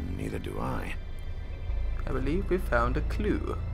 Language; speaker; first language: English; native; English